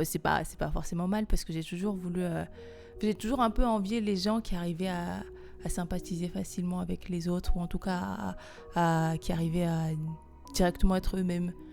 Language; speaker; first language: French; non-native, local second language; Malagasy